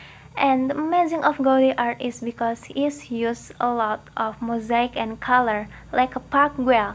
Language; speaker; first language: English; non-native, learner; Indonesian